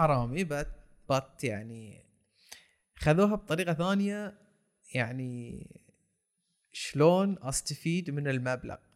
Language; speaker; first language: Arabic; native; Arabic